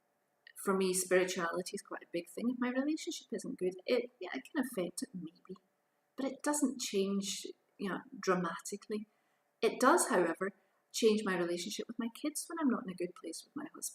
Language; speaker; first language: English; native; English